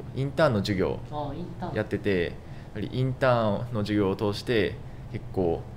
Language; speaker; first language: Japanese; native; Japanese